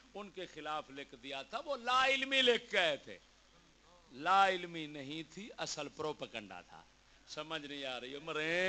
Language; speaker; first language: Urdu; native; Urdu